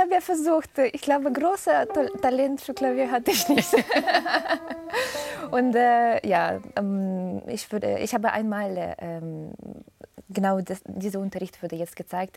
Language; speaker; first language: German; non-native, fluent; Russian